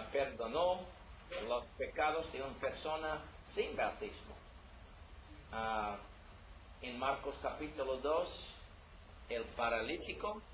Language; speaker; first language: Spanish; non-native, learner; English